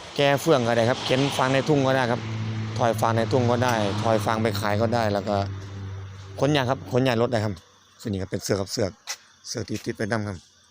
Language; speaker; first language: Thai; native; Thai